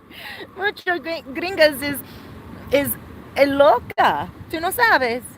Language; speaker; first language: Spanish; non-native, learner; English